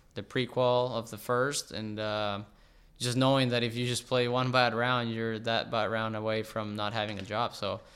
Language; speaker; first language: English; non-native, fluent; Spanish